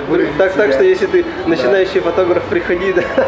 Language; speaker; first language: Russian; native; Russian